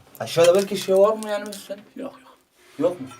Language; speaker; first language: Turkish; non-native, learner; Arabic